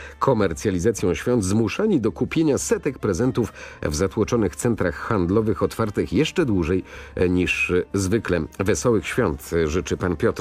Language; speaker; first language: Polish; native; Polish